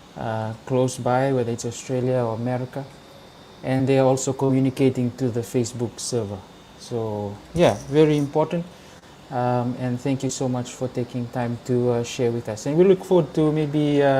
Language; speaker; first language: English; non-native, local second language; Fijian